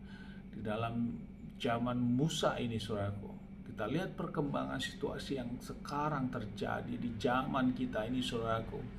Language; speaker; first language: Indonesian; native; Indonesian